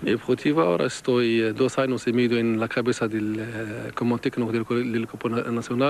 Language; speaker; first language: Spanish; non-native, fluent; Arabic